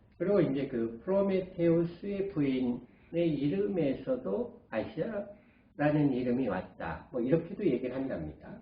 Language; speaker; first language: Korean; native; Korean